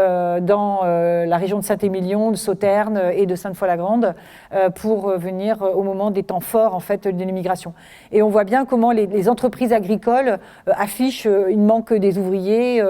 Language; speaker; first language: French; native; French